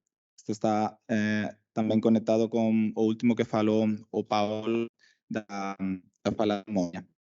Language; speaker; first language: Portuguese; non-native, fluent; Spanish